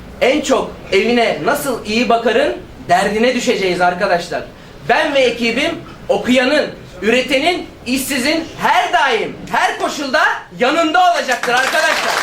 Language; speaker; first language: Turkish; native; Turkish